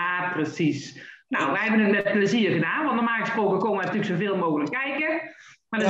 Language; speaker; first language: Dutch; native; Dutch